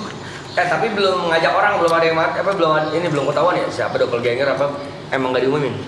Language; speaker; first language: Indonesian; native; Indonesian